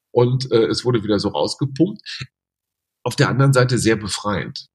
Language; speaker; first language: German; native; German